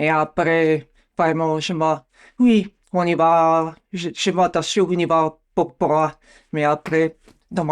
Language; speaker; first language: French; non-native, learner; Bulgarian